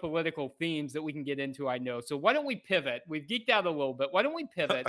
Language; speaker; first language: English; native; English